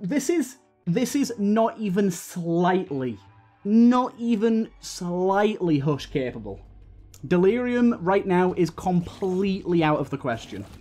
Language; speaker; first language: English; native; English